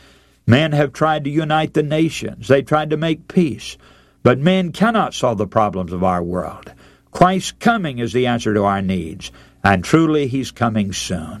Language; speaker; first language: English; native; English